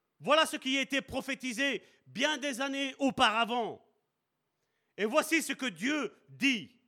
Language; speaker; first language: French; early bilingual, other home language; Italian